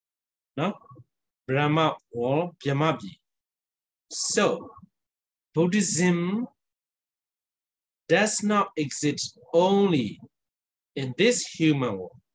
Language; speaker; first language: English; non-native, fluent; Burmese